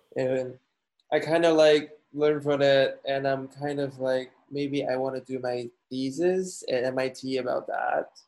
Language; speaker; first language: English; non-native, fluent; Chinese